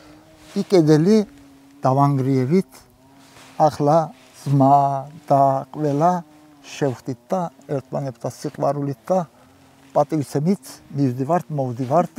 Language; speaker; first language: Georgian; early bilingual, heritage; Georgian